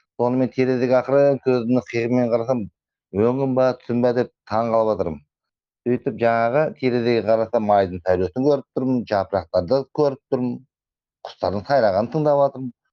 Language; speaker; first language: Kazakh; native; Kazakh